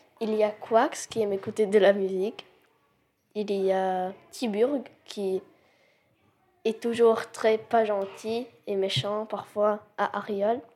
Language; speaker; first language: French; non-native, learner; English